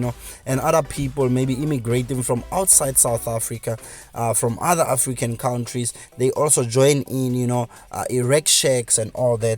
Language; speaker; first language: English; non-native, local second language; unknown